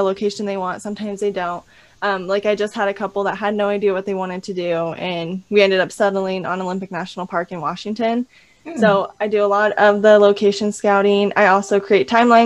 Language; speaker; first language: English; native; English